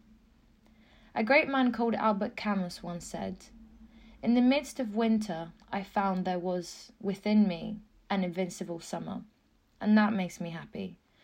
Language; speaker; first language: English; non-native, fluent; Spanish